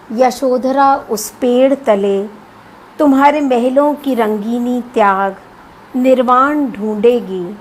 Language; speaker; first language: Hindi; non-native, local second language; Punjabi